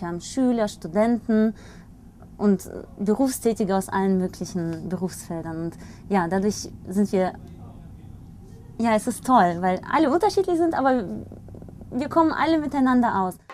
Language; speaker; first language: German; non-native, fluent; Russian